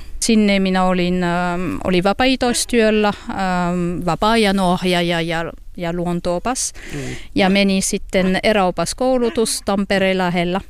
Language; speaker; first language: Finnish; non-native, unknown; French